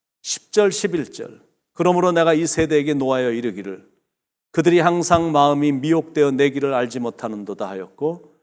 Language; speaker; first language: Korean; native; Korean